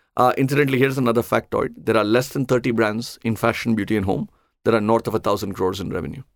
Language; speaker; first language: English; non-native, local second language; Tamil